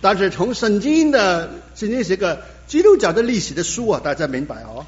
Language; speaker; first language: Chinese; native; Chinese